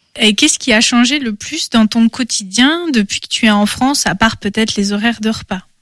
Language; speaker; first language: French; native; French